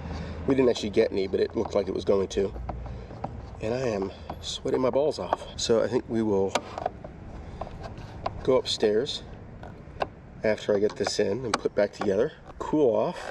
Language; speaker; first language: English; native; English